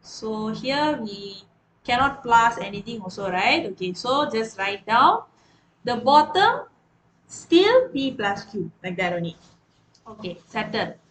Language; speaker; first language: English; non-native, local second language; Malay